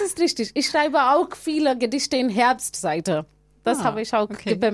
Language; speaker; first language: German; non-native, learner; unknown